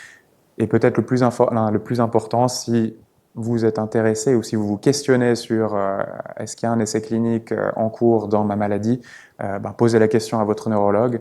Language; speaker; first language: French; native; French